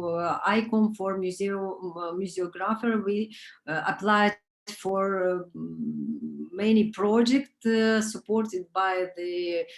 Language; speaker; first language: English; non-native, learner; Romanian